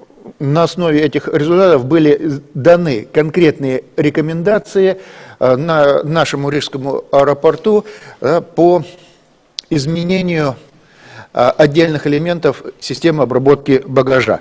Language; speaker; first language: Russian; native; Russian